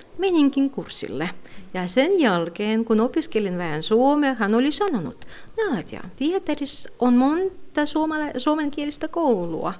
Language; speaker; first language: Finnish; non-native, fluent; Russian